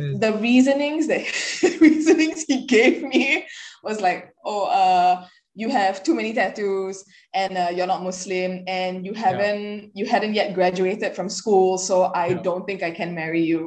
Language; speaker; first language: English; native; English